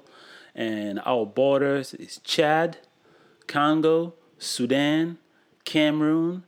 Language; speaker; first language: English; non-native, fluent; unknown